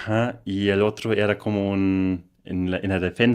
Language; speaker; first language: Spanish; non-native, fluent; German